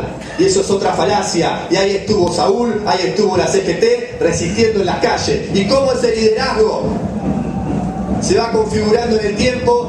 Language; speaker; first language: Spanish; native; Spanish